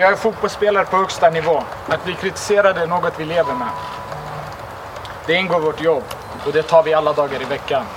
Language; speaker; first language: Swedish; early bilingual, other home language; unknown